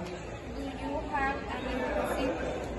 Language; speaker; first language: English; non-native, learner; Spanish